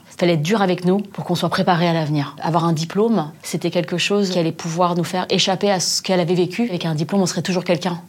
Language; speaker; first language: French; native; French